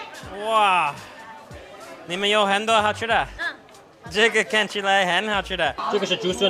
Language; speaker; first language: Chinese; non-native, learner; English